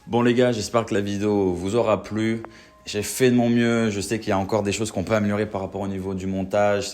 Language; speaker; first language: French; native; French